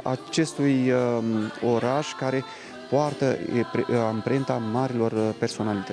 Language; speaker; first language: Romanian; non-native, local second language; Russian